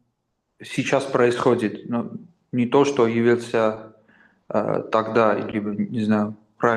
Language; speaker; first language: Russian; non-native, local second language; Armenian